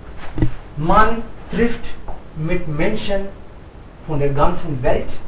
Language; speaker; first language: German; non-native, fluent; Hindi